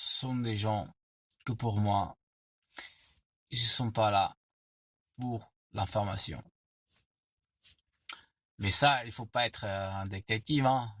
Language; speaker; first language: French; non-native, fluent; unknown